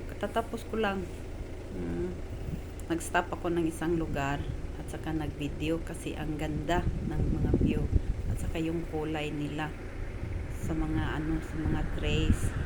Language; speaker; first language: Filipino; non-native, local second language; Cebuano